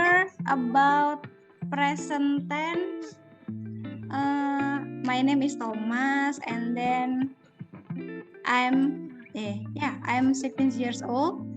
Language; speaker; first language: English; non-native, learner; Indonesian